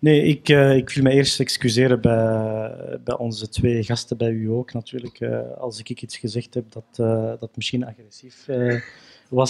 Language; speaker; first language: Dutch; early bilingual, other home language; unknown